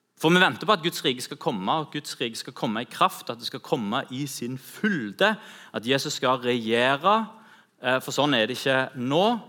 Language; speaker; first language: Norwegian; native; Norwegian